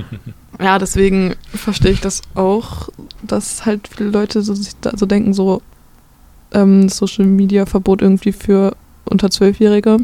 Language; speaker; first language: German; native; German